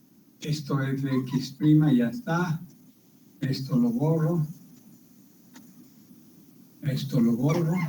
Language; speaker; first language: Spanish; native; Spanish